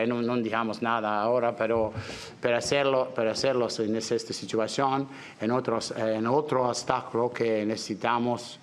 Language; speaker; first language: Spanish; non-native, learner; English